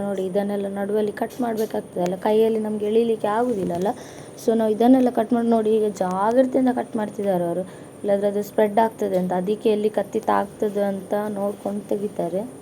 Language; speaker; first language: Kannada; non-native, local second language; Tulu